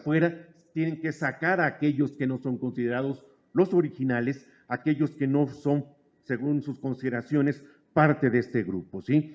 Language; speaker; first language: Spanish; native; Spanish